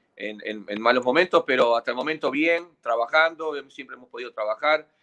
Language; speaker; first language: Spanish; native; Spanish